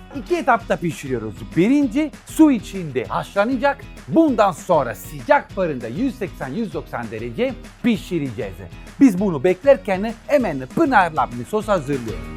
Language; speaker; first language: Turkish; non-native, fluent; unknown